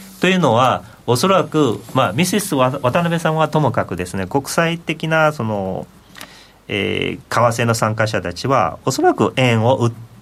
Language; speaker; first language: Japanese; non-native, fluent; Chinese